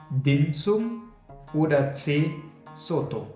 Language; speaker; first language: German; non-native, fluent; Indonesian